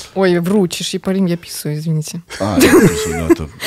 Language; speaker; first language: Russian; early bilingual, heritage; Russian